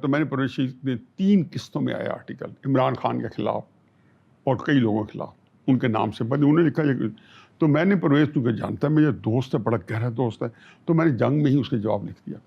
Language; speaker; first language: Urdu; non-native, local second language; Punjabi